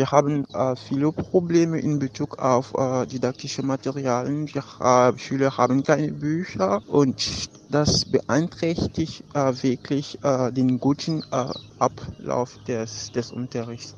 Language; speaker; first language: German; non-native, fluent; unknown